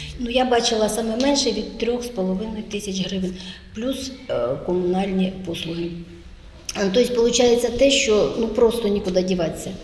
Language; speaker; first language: Ukrainian; native; Ukrainian